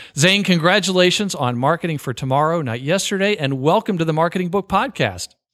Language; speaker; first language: English; native; English